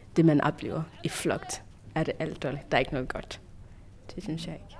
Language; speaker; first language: Danish; non-native, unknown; Tigrinya